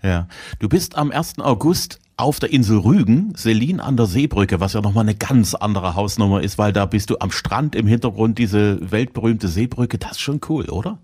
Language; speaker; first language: German; native; German